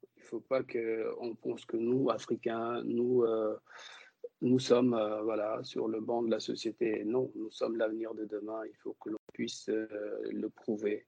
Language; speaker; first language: French; non-native, local second language; Wolof